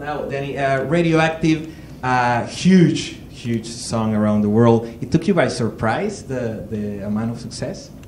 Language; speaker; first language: English; non-native, fluent; Spanish